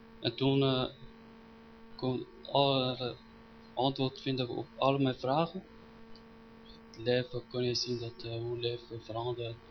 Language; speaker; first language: Dutch; non-native, learner; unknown